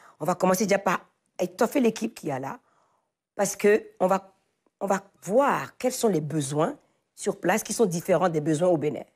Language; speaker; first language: French; non-native, local second language; Fon